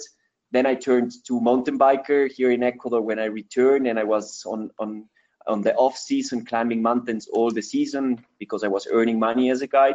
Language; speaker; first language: English; non-native, fluent; Spanish